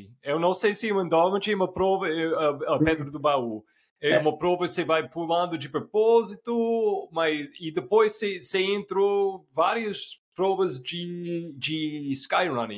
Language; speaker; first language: Portuguese; non-native, fluent; English